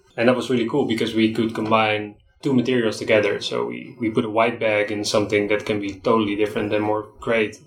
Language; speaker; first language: English; non-native, fluent; Dutch